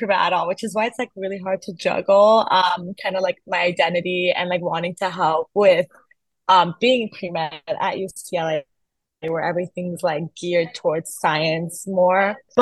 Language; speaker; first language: English; early bilingual, other home language; Persian